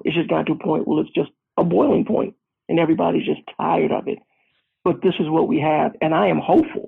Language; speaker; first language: English; native; English